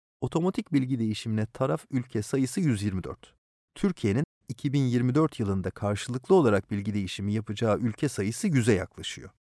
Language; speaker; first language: Turkish; native; Turkish